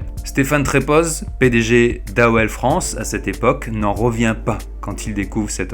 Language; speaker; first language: French; native; French